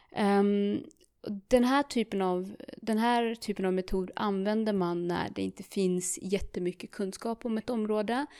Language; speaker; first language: Swedish; early bilingual, other home language; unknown